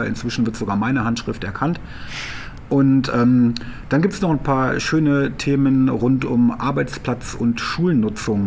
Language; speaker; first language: German; native; German